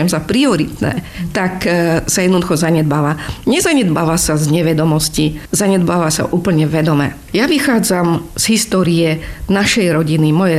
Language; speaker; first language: Slovak; non-native, local second language; Romany